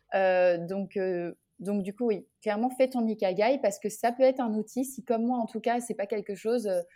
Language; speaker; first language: French; native; French